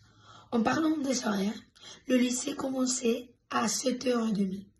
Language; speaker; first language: French; non-native, fluent; Spanish